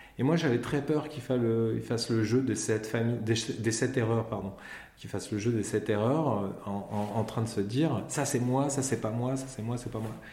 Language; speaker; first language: French; native; French